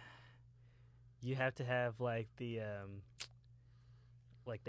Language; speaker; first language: English; native; English